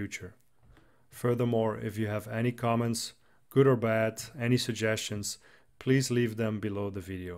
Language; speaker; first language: English; non-native, fluent; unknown